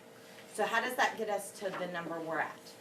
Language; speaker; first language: English; native; English